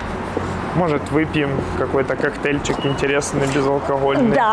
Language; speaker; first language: Russian; native; Russian